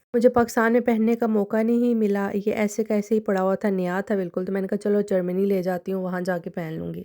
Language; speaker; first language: Urdu; non-native, local second language; Punjabi